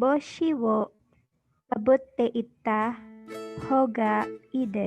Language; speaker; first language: Japanese; non-native, learner; Filipino